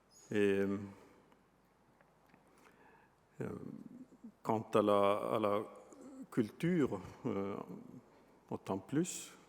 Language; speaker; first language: French; non-native, fluent; Estonian